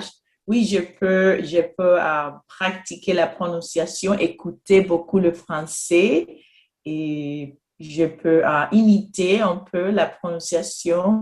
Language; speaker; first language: French; non-native, fluent; Spanish